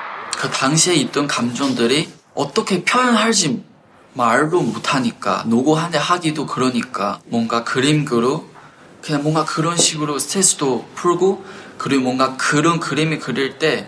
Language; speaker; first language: Korean; non-native, fluent; Chinese